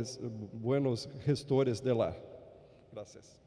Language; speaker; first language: Spanish; non-native, fluent; Portuguese